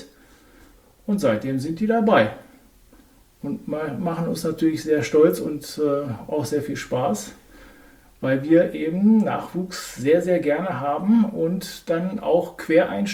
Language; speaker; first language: German; native; German